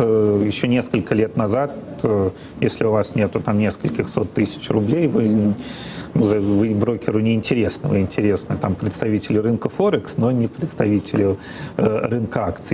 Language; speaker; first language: Russian; native; Russian